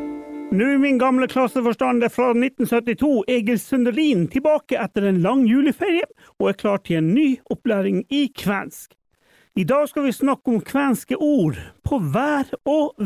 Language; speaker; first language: Norwegian; native; Norwegian